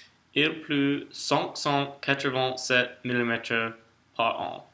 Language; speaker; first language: French; non-native, learner; English